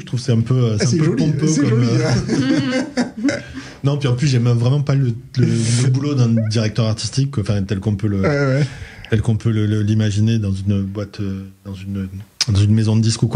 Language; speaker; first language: French; native; French